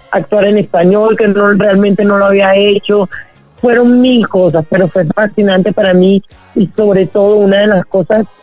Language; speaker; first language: Spanish; native; Spanish